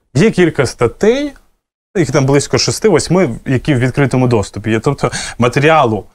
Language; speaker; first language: Ukrainian; native; Ukrainian